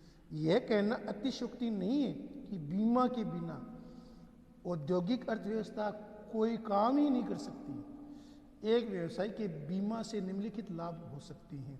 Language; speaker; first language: Hindi; native; Hindi